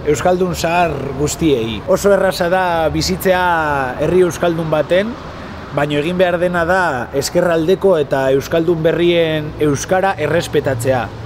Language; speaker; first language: Basque; non-native, local second language; Spanish